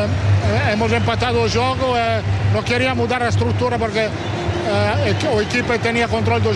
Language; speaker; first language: Portuguese; non-native, fluent; Italian